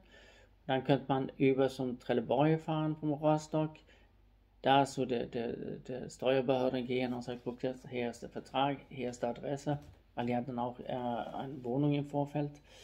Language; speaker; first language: German; non-native, fluent; Swedish